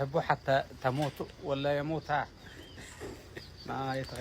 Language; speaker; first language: Arabic; native; Arabic